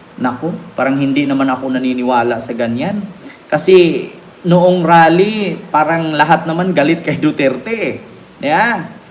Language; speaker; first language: Filipino; non-native, local second language; Cebuano